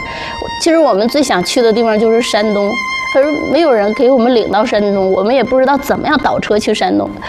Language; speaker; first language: Chinese; native; Chinese